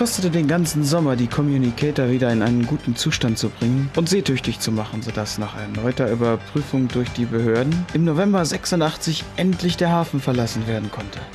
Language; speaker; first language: German; native; German